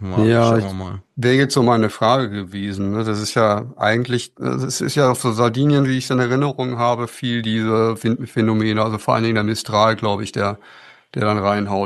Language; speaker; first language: German; native; German